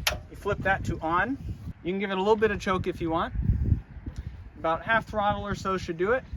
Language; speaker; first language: English; native; English